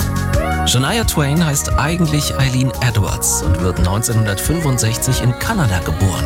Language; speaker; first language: German; native; German